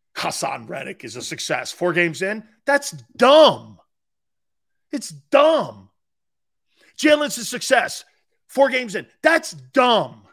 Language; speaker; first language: English; native; English